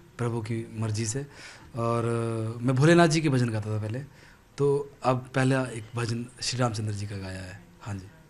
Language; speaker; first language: Hindi; native; Hindi